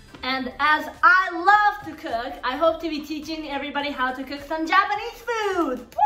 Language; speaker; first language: English; non-native, fluent; Japanese